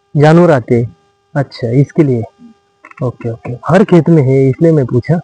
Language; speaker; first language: Hindi; non-native, local second language; Marathi